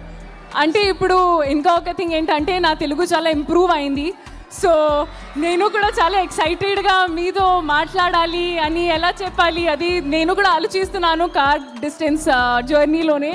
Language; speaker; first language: Telugu; non-native, local second language; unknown